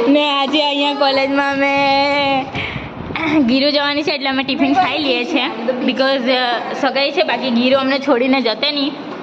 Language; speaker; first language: Gujarati; native; Gujarati